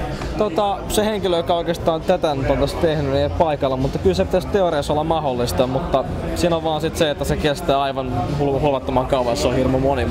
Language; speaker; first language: Finnish; native; Finnish